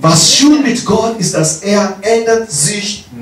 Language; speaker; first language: German; non-native, learner; English